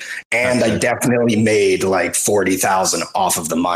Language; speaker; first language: English; native; English